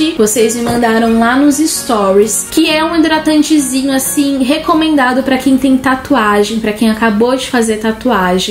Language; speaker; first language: Portuguese; native; Portuguese